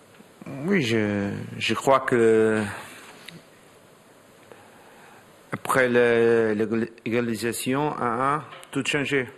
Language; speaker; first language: French; non-native, learner; Portuguese